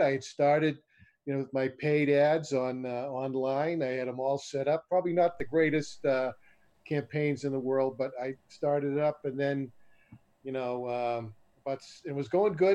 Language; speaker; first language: English; native; English